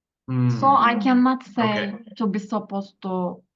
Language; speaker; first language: English; non-native, learner; Turkish